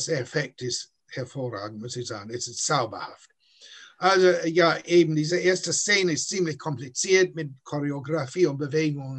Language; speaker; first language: German; non-native, fluent; English